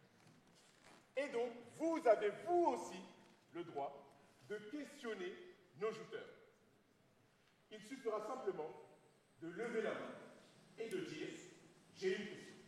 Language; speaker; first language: French; native; French